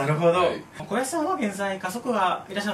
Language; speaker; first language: Japanese; non-native, fluent; Spanish